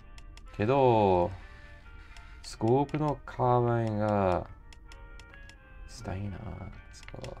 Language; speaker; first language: Japanese; non-native, learner; English